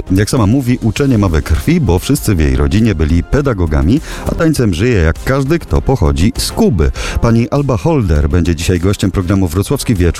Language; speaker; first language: Polish; native; Polish